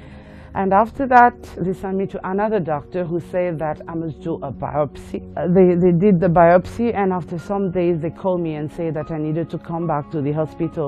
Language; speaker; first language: English; non-native, local second language; Morisyen